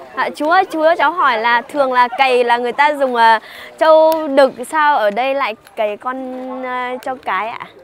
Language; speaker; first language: Vietnamese; non-native, local second language; Hmong